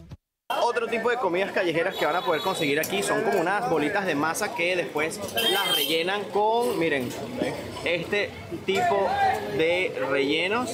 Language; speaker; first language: Spanish; native; Spanish